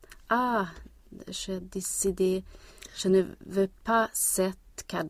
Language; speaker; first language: French; non-native, learner; Swedish